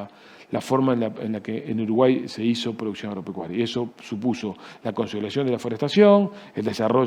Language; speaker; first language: Spanish; native; Spanish